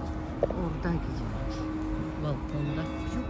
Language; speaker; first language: Turkish; non-native, learner; Russian